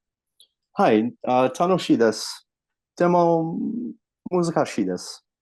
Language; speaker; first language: Japanese; non-native, learner; English